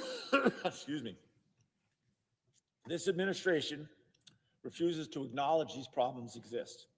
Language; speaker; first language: English; native; English